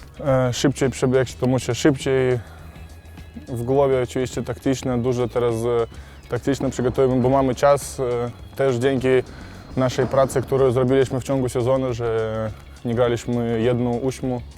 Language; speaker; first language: Polish; non-native, fluent; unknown